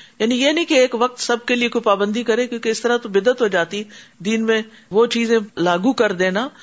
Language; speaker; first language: Urdu; native; Urdu